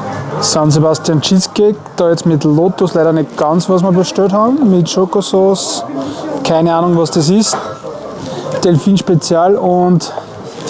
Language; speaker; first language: German; native; German